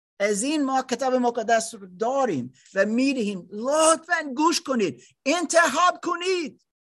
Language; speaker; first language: Persian; non-native, learner; German